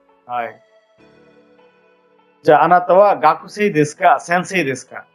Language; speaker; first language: Japanese; non-native, fluent; Bangla